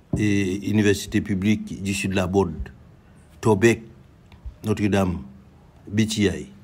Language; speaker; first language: French; non-native, local second language; Haitian Creole